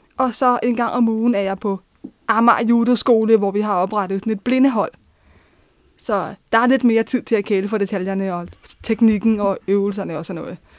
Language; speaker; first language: Danish; early bilingual, other home language; Turkish